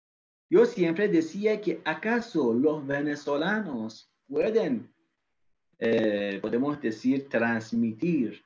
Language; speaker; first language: Spanish; non-native, fluent; Persian